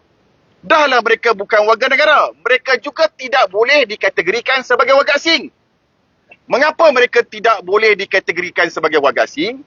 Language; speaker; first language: Malay; native; Malay